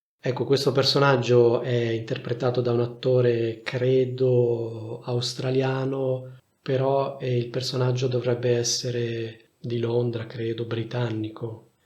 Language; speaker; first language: Italian; native; Italian